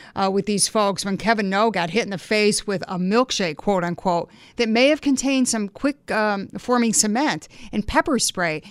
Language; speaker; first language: English; early bilingual, other home language; Italian